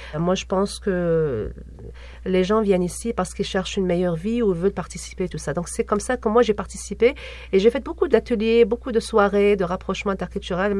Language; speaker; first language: French; non-native, local second language; Arabic